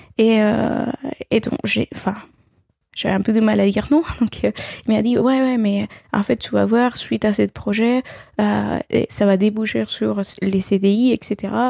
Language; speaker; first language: French; non-native, fluent; Spanish